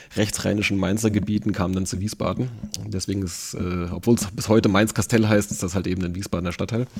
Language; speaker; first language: German; native; German